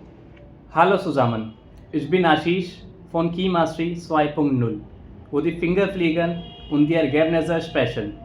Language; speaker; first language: German; non-native, fluent; Hindi